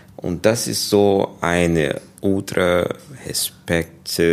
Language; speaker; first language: German; non-native, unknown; Portuguese